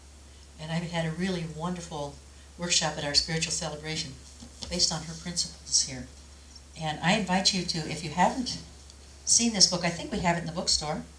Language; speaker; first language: English; native; English